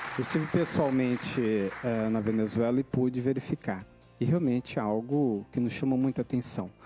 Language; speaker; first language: Portuguese; native; Portuguese